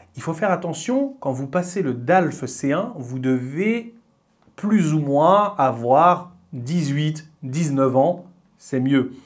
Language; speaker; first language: French; native; French